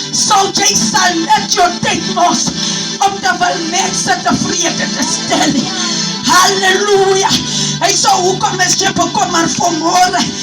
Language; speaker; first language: Afrikaans; non-native, local second language; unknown